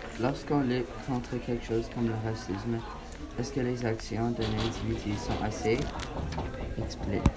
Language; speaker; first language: French; non-native, learner; English